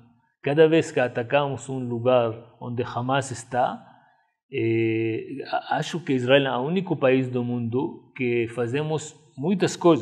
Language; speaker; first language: Portuguese; non-native, fluent; Arabic